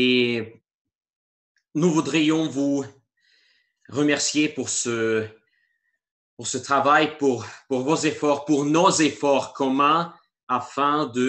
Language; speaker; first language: French; non-native, fluent; Russian